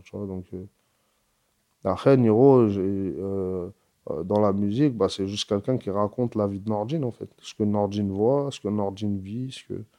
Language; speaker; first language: French; early bilingual, other home language; Arabic